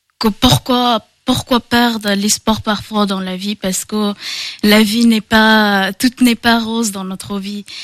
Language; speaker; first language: French; non-native, fluent; Persian